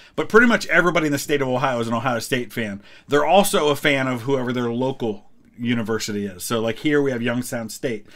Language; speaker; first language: English; native; English